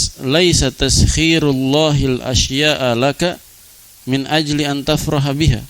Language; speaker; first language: Arabic; non-native, fluent; Indonesian